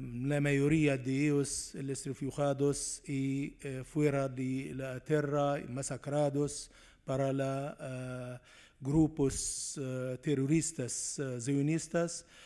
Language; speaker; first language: Spanish; non-native, learner; Arabic